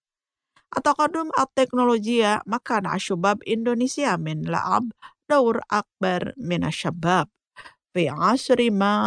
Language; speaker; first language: Arabic; non-native, fluent; Indonesian